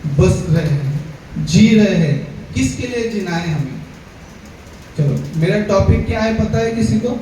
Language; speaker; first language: Hindi; non-native, local second language; Marathi